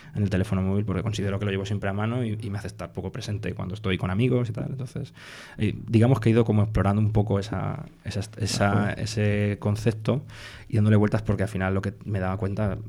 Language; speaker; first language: Spanish; native; Spanish